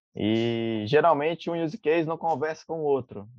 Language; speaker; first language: Portuguese; native; Portuguese